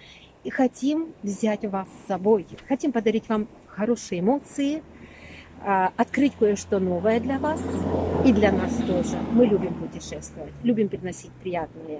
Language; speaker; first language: Russian; native; Russian